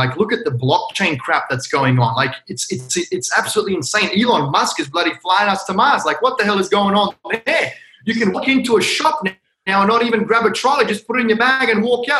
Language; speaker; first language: English; native; English